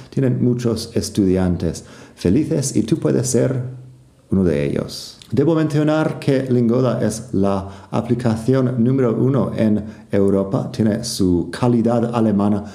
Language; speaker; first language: Spanish; non-native, fluent; English